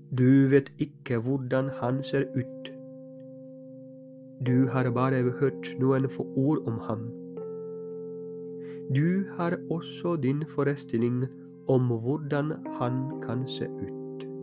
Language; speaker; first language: Norwegian; non-native, fluent; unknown